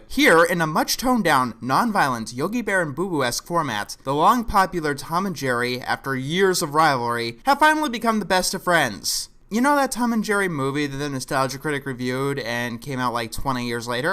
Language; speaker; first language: English; native; English